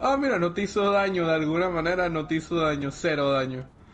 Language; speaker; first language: Spanish; native; Spanish